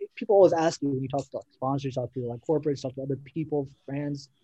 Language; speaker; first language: English; native; English